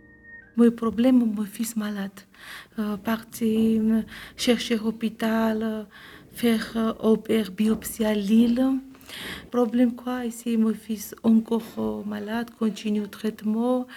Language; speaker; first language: French; non-native, learner; Georgian